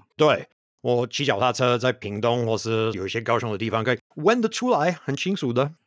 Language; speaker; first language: Chinese; non-native, fluent; English